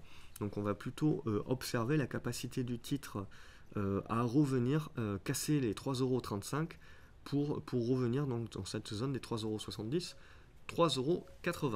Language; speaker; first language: French; native; French